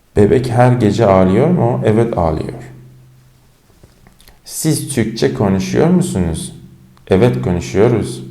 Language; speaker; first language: Turkish; non-native, fluent; Persian